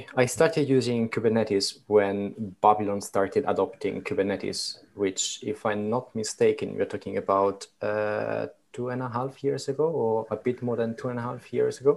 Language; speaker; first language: English; non-native, fluent; Italian